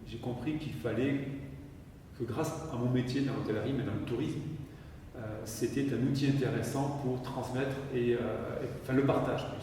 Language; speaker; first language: French; native; French